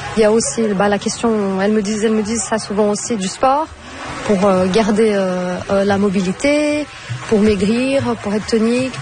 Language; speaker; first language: French; non-native, fluent; Portuguese